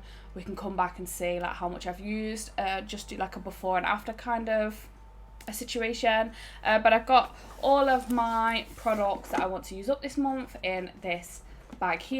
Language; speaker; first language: English; native; English